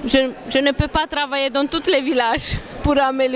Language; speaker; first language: French; non-native, fluent; Romanian